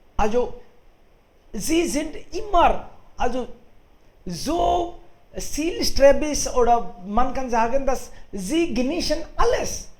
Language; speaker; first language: German; non-native, fluent; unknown